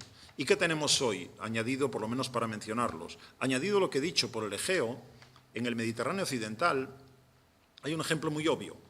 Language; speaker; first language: Spanish; native; Spanish